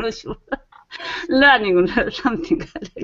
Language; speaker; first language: English; non-native, learner; Japanese